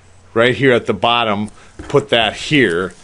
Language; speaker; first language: English; native; English